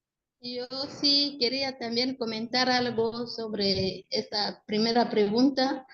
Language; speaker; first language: Spanish; non-native, local second language; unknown